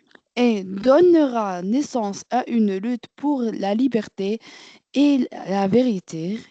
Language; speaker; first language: French; non-native, learner; Arabic